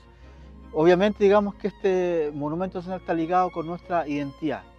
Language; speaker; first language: Spanish; native; Spanish